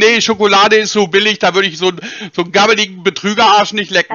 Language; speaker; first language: German; native; German